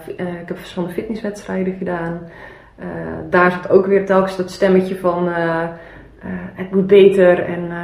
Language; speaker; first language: Dutch; early bilingual, other home language; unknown